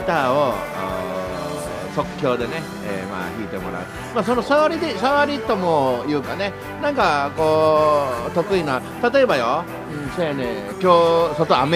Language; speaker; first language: Japanese; native; Japanese